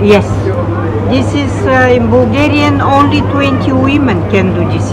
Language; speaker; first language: English; non-native, learner; Bulgarian